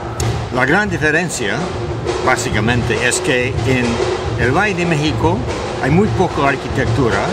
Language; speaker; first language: Spanish; non-native, fluent; English